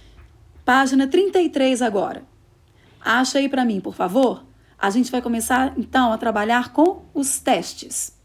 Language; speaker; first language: Portuguese; native; Portuguese